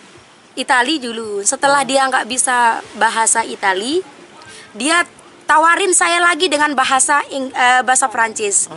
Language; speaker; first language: Indonesian; non-native, local second language; Sasak